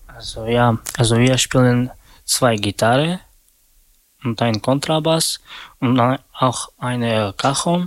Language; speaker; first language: German; non-native, learner; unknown